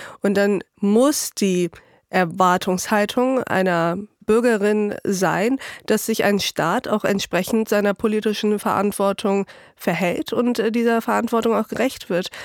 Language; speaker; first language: German; early bilingual, other home language; Turkish